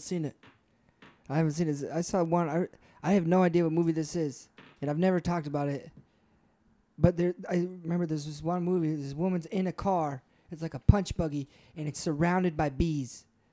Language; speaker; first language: English; early bilingual, other home language; Spanish